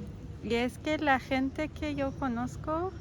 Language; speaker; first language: Spanish; non-native, learner; Persian